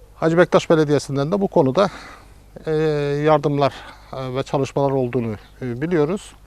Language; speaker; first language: Turkish; native; Turkish